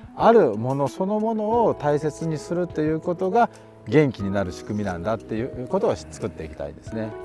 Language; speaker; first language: Japanese; native; Japanese